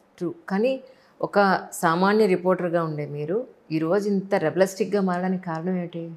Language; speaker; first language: Telugu; native; Telugu